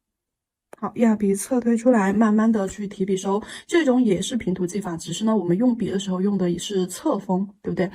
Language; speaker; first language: Chinese; native; Chinese